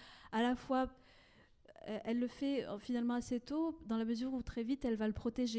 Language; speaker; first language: French; native; French